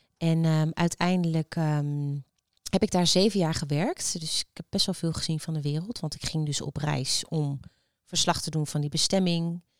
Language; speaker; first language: Dutch; native; Dutch